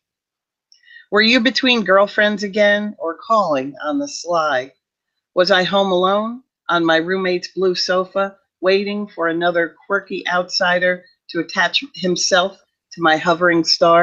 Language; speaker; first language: English; native; English